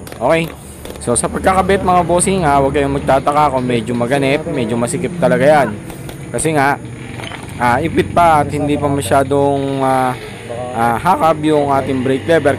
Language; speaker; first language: Filipino; native; Filipino